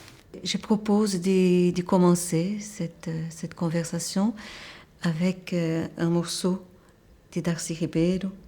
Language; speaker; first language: French; non-native, fluent; Portuguese